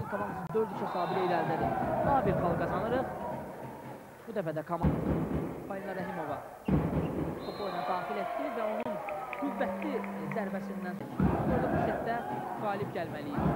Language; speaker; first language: Azerbaijani; native; Azerbaijani